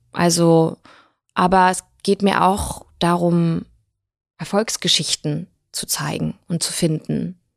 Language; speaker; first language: German; early bilingual, other home language; Russian